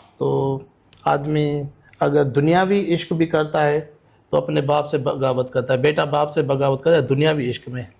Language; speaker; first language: Urdu; non-native, local second language; Sindhi